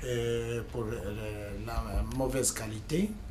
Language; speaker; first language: French; non-native, learner; Spanish